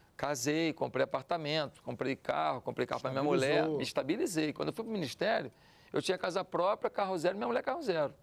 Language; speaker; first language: Portuguese; native; Portuguese